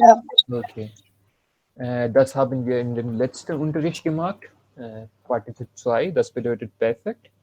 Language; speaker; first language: German; non-native, learner; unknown